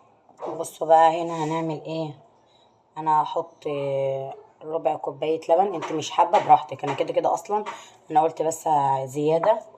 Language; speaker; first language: Arabic; native; Arabic